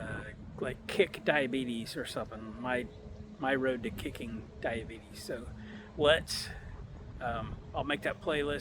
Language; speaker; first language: English; native; English